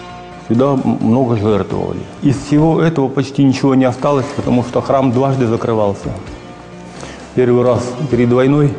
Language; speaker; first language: Russian; native; Russian